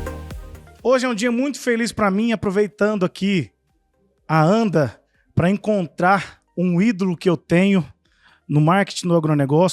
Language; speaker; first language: Portuguese; native; Portuguese